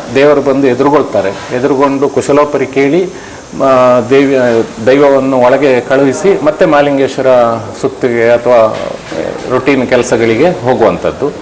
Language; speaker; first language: Kannada; native; Kannada